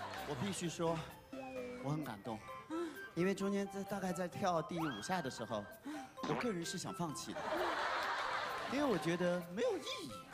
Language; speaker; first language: Chinese; native; Chinese